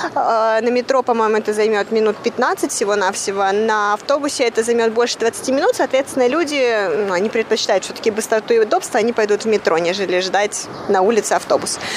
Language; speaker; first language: Russian; native; Russian